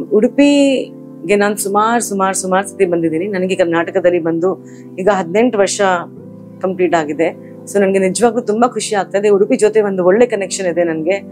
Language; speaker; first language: Kannada; non-native, local second language; Hindi